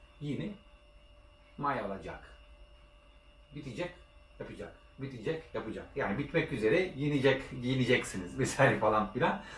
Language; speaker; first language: Turkish; non-native, learner; Italian